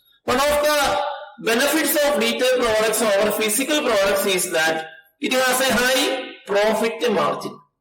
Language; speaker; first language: English; non-native, local second language; Malayalam